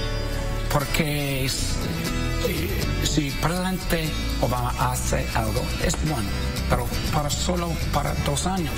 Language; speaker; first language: Spanish; non-native, learner; English